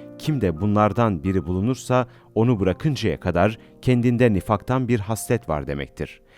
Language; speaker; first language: Turkish; native; Turkish